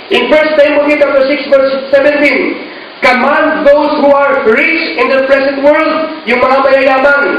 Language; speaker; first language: English; non-native, local second language; Filipino